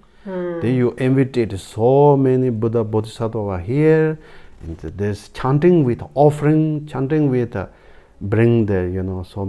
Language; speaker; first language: English; non-native, learner; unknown